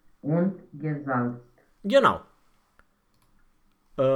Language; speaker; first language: German; non-native, learner; Romanian